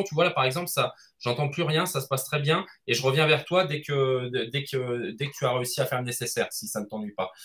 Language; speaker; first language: French; native; French